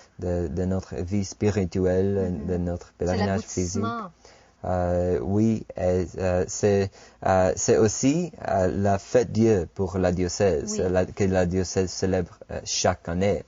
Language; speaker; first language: French; non-native, fluent; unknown